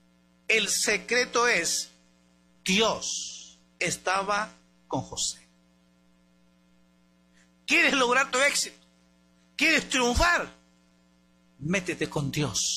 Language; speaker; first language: Spanish; native; Spanish